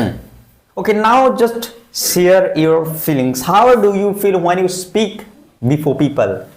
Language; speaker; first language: English; non-native, fluent; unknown